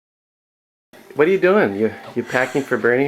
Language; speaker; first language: English; native; English